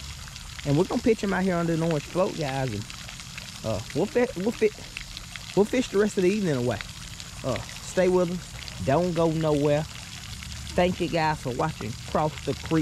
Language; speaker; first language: English; native; English